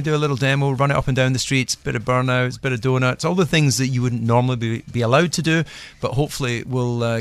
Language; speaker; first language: English; native; English